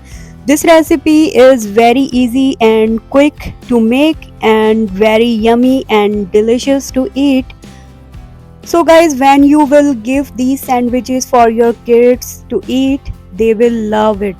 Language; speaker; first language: English; non-native, local second language; Urdu